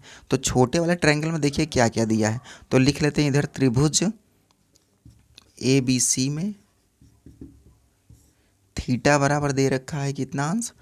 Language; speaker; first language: Hindi; native; Hindi